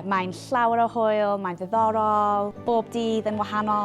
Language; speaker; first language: Welsh; non-native, local second language; English